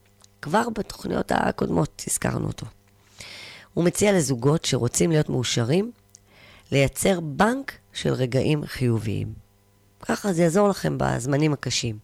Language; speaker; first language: Hebrew; native; Hebrew